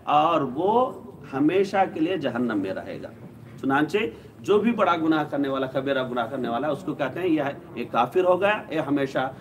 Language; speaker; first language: Urdu; native; Urdu